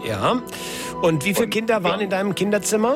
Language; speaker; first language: German; native; German